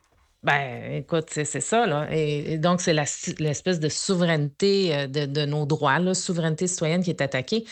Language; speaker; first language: French; native; French